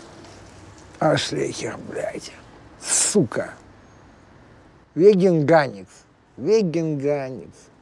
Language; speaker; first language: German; non-native, learner; Russian